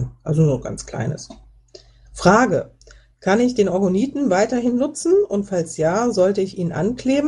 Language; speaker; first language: German; native; German